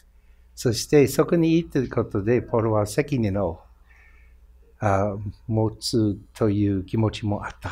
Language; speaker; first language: Japanese; non-native, fluent; English